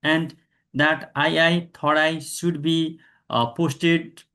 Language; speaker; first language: English; non-native, local second language; Nepali